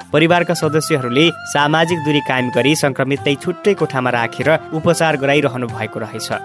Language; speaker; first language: Nepali; native; Nepali